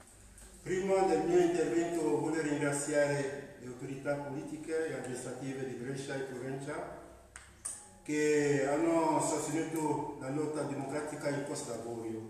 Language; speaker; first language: Italian; non-native, fluent; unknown